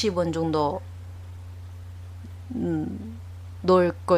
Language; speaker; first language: Korean; non-native, learner; Chinese